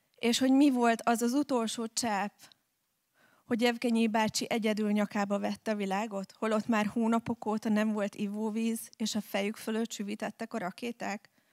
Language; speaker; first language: Hungarian; native; Hungarian